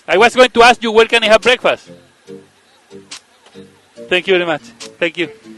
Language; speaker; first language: English; non-native, learner; Spanish